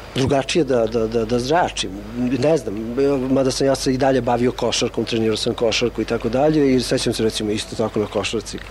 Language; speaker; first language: Serbian; non-native, local second language; Albanian